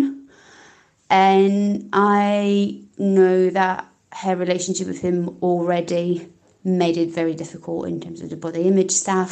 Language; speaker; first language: English; non-native, fluent; Polish